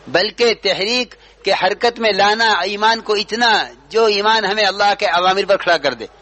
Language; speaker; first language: Urdu; native; Urdu